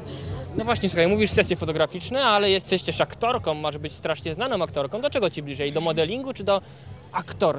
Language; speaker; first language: Polish; native; Polish